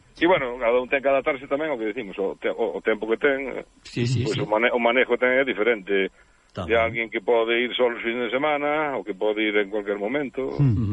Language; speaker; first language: Galician; native; Galician